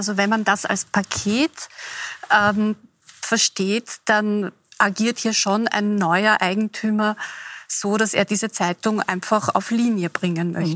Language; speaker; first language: German; native; German